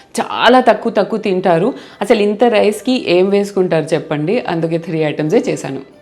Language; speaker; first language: Telugu; native; Telugu